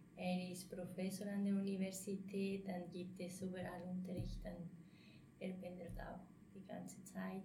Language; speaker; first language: German; non-native, fluent; Spanish